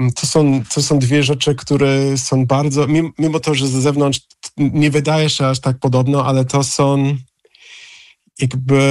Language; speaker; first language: Polish; non-native, fluent; English